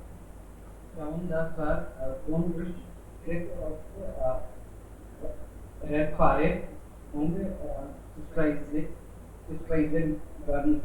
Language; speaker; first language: German; non-native, learner; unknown